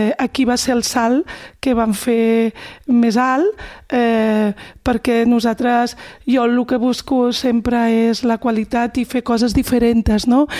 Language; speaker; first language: Catalan; non-native, local second language; Spanish